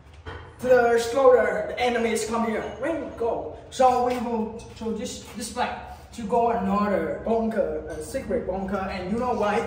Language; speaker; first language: English; non-native, learner; Vietnamese